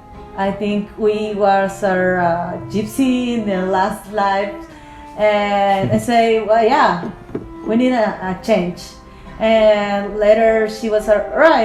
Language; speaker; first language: English; non-native, learner; Spanish